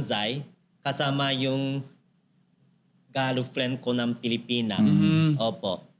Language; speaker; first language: Filipino; non-native, learner; Japanese